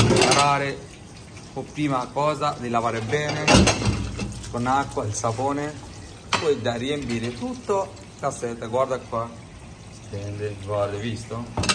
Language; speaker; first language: Italian; non-native, learner; Bangla